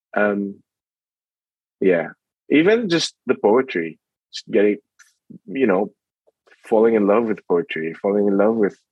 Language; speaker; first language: English; non-native, local second language; Filipino